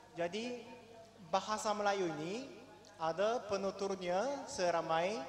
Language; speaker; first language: Malay; non-native, fluent; Japanese